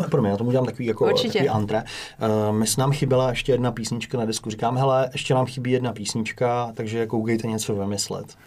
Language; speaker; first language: Czech; native; Czech